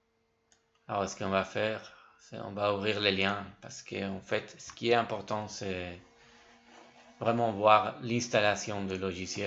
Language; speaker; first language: French; non-native, fluent; Spanish